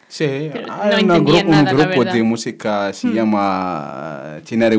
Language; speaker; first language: Spanish; non-native, learner; Berber languages